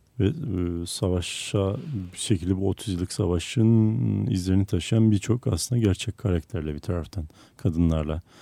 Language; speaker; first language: Turkish; non-native, local second language; Armenian